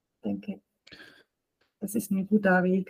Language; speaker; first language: German; native; German